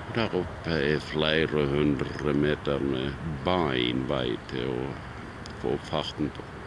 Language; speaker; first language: Norwegian; native; Norwegian